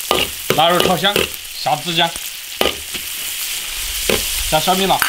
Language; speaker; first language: Chinese; native; Chinese